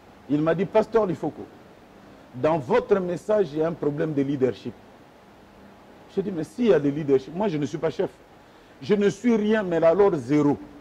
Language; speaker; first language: French; non-native, local second language; Lingala